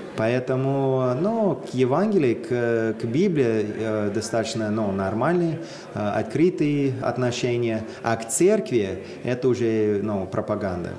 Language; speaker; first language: Russian; non-native, fluent; English